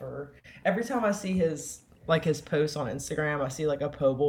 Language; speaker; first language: English; native; English